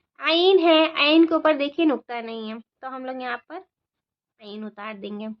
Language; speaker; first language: Hindi; native; Hindi